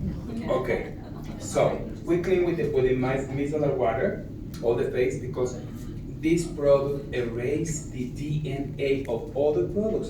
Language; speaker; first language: English; non-native, learner; Spanish